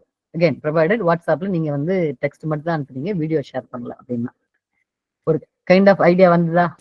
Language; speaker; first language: Tamil; native; Tamil